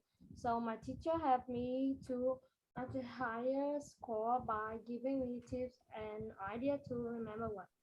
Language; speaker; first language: English; non-native, learner; Vietnamese